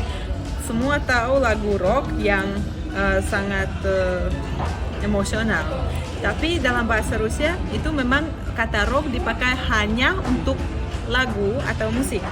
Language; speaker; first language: Indonesian; non-native, fluent; Russian